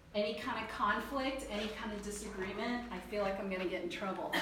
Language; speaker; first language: English; early bilingual, other home language; Chinese